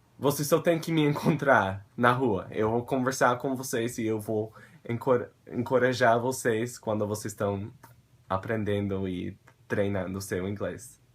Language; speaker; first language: Portuguese; non-native, fluent; English